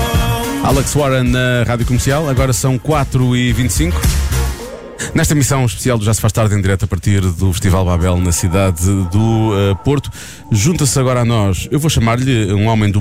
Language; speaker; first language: Portuguese; native; Portuguese